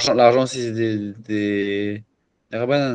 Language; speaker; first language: French; native; French